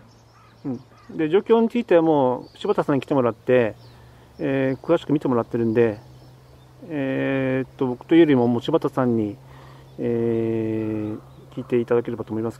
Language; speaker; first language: Japanese; native; Japanese